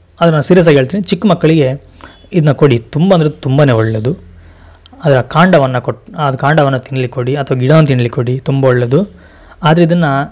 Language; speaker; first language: Kannada; non-native, local second language; Tulu